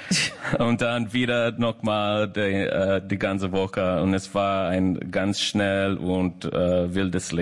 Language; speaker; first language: German; non-native, learner; English